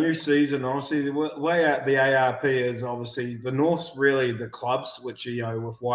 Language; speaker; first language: English; native; English